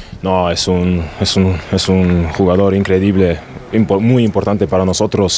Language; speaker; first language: Spanish; non-native, fluent; German